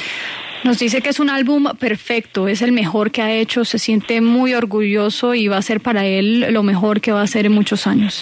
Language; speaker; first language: Spanish; native; Spanish